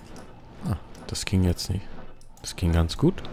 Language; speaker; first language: German; native; German